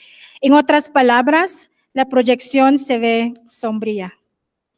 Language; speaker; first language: Spanish; non-native, fluent; English